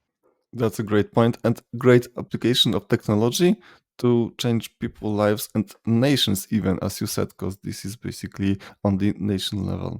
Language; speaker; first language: English; non-native, fluent; Polish